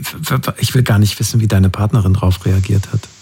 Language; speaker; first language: German; native; German